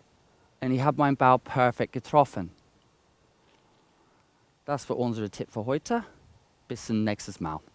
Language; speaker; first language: German; non-native, fluent; English